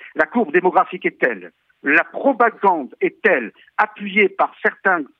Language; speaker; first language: French; native; French